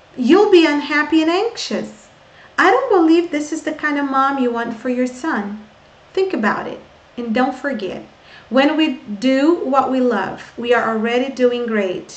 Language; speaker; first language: English; non-native, fluent; Portuguese